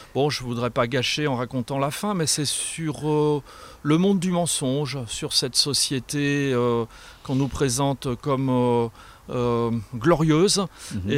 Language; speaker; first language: French; native; French